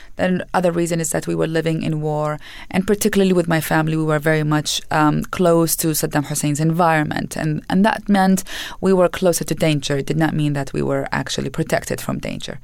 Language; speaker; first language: English; non-native, fluent; Arabic